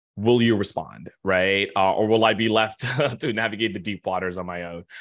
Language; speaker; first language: English; non-native, fluent; Arabic